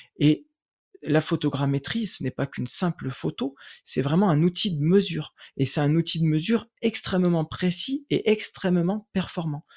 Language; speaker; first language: French; native; French